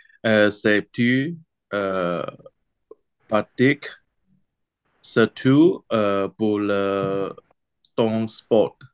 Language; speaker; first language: French; non-native, learner; Chinese